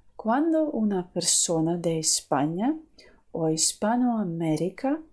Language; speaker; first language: Spanish; non-native, fluent; Ukrainian